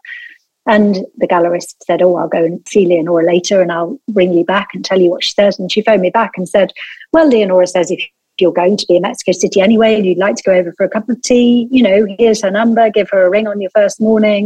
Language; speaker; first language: English; native; English